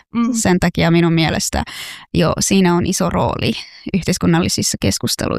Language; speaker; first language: Finnish; non-native, fluent; Persian